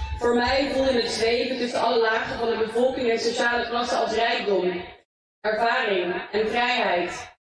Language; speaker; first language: Dutch; early bilingual, other home language; English